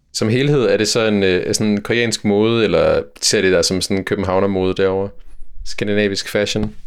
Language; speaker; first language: Danish; native; Danish